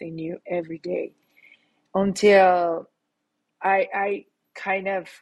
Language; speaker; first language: English; non-native, fluent; Spanish